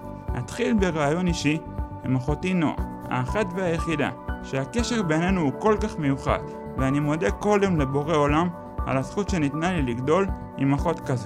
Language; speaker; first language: Hebrew; native; Hebrew